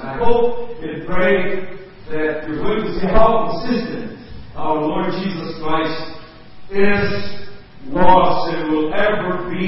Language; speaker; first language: English; non-native, fluent; Portuguese